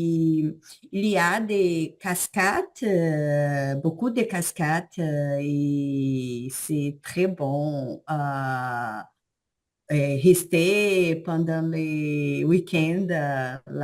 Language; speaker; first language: French; non-native, learner; Portuguese